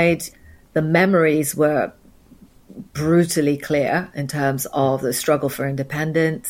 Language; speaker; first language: English; native; English